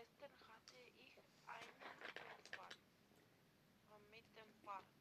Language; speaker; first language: German; non-native, learner; Macedonian